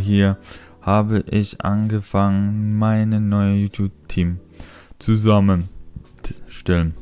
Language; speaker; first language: German; non-native, fluent; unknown